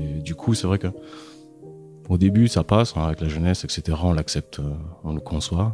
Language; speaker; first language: French; native; French